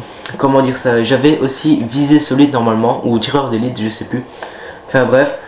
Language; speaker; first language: French; native; French